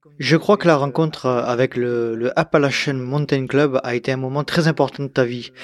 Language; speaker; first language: French; native; French